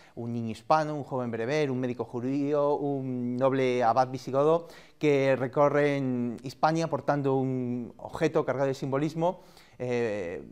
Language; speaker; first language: Spanish; native; Spanish